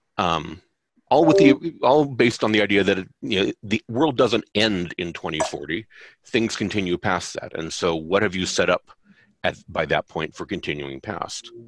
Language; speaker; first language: English; native; English